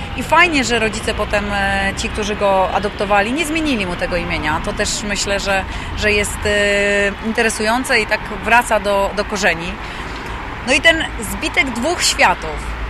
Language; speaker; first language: Polish; native; Polish